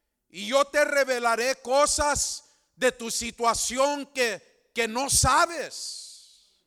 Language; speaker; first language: Spanish; early bilingual, heritage; Spanish